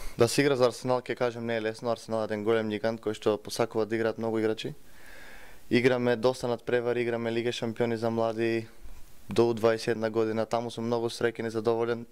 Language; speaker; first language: Macedonian; native; Macedonian